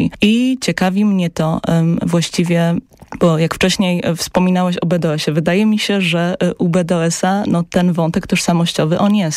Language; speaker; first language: Polish; native; Polish